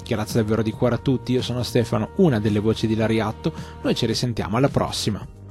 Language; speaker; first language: Italian; native; Italian